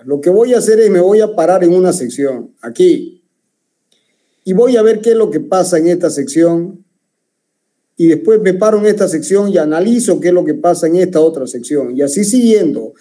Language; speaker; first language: Spanish; native; Spanish